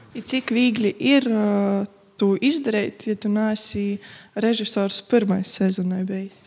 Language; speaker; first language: Latvian; native; Latvian